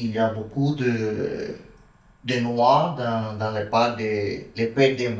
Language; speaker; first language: French; non-native, learner; Spanish